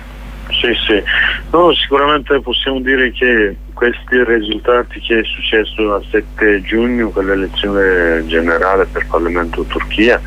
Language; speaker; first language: Italian; non-native, fluent; Kurdish